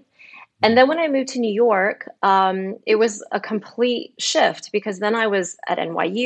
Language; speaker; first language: English; native; English